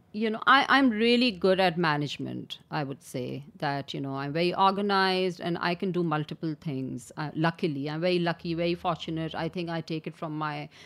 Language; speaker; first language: English; non-native, local second language; Urdu